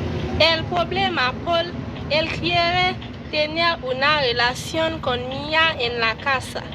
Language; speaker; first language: Spanish; non-native, learner; Haitian Creole